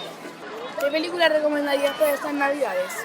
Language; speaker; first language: Spanish; native; Spanish